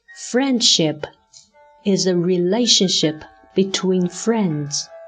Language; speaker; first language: English; non-native, fluent; Chinese